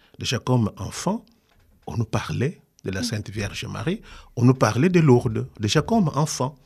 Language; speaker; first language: French; non-native, local second language; Kongo